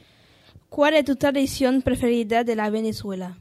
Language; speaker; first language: Spanish; non-native, learner; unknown